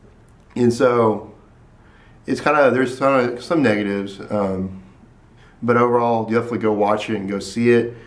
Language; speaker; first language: English; native; English